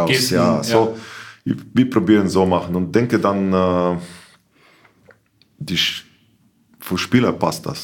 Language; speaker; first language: German; non-native, learner; Slovenian